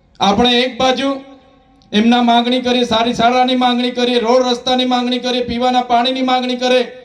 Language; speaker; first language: Gujarati; non-native, local second language; Vasavi